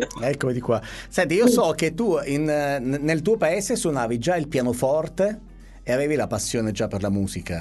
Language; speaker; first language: Italian; native; Italian